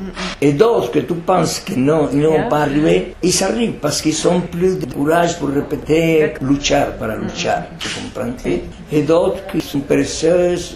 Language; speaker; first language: French; non-native, fluent; Spanish